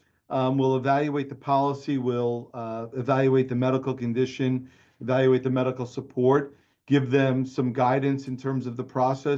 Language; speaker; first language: English; native; English